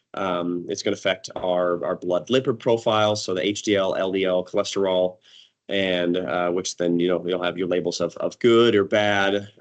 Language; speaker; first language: English; native; English